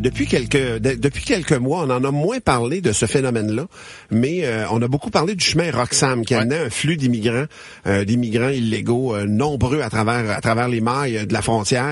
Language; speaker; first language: French; native; French